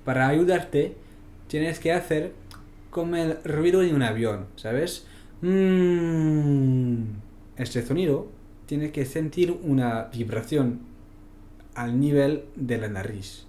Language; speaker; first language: Spanish; non-native, fluent; French